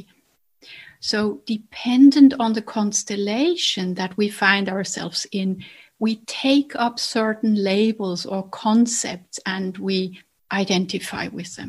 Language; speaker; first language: English; non-native, fluent; German